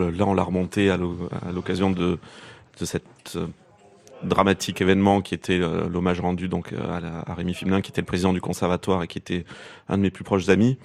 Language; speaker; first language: French; native; French